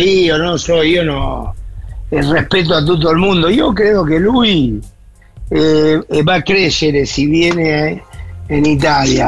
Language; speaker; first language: Italian; non-native, fluent; Spanish